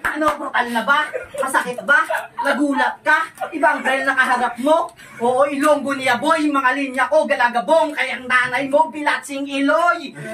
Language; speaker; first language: Filipino; non-native, local second language; Hiligaynon